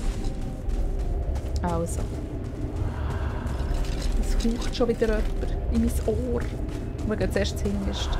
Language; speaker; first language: German; native; German